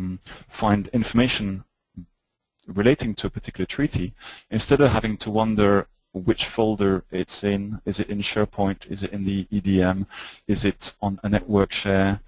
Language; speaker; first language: English; native; English